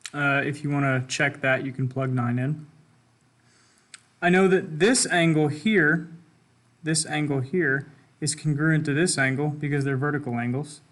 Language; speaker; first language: English; native; English